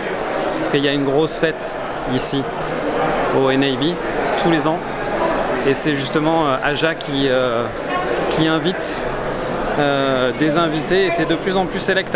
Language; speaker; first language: French; native; French